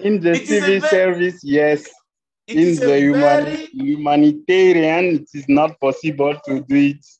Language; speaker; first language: English; non-native, learner; French